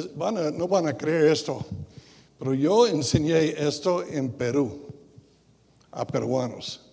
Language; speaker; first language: Spanish; non-native, fluent; English